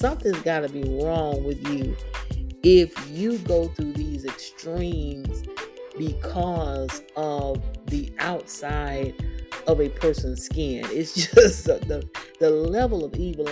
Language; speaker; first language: English; native; English